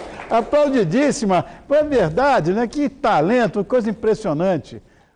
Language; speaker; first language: Portuguese; native; Portuguese